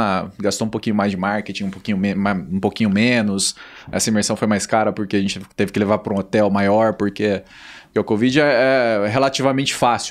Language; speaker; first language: Portuguese; native; Portuguese